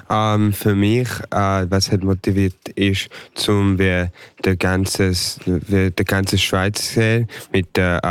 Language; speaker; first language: German; early bilingual, heritage; English